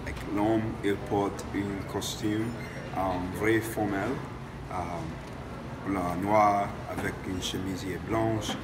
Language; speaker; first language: French; non-native, learner; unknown